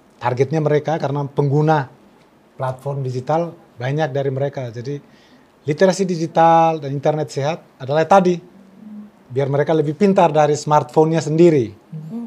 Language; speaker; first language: Indonesian; non-native, local second language; Tetum